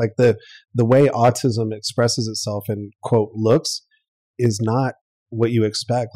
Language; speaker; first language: English; native; English